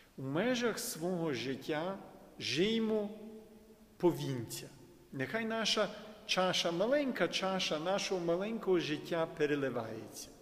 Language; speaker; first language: Ukrainian; early bilingual, heritage; Ukrainian